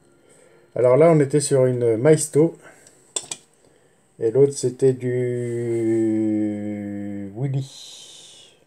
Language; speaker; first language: French; native; French